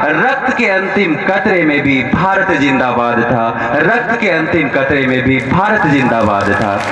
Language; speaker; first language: Hindi; native; Hindi